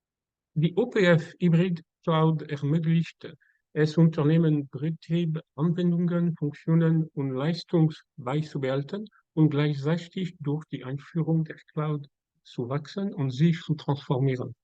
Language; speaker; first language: German; non-native, learner; French